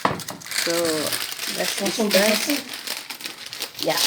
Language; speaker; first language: German; non-native, learner; Filipino